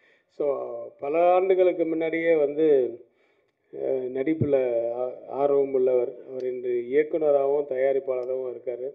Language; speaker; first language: Tamil; native; Tamil